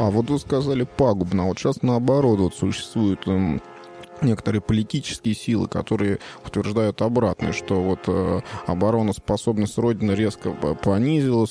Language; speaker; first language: Russian; native; Russian